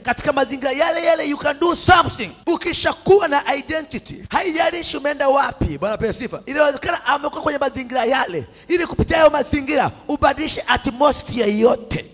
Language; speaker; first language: Swahili; non-native, local second language; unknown